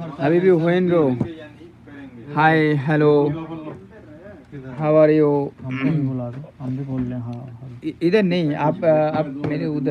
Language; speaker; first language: Hindi; non-native, learner; Bangla